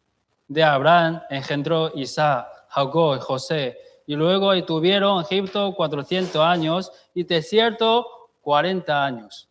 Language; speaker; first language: Spanish; non-native, fluent; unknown